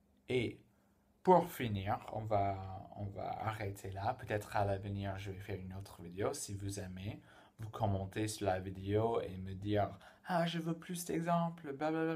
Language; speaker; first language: French; non-native, fluent; English